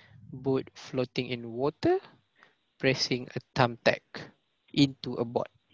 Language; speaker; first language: English; non-native, local second language; Malay